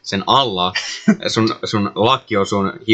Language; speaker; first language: Finnish; native; Finnish